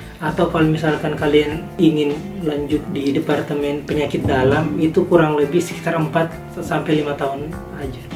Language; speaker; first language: Indonesian; native; Indonesian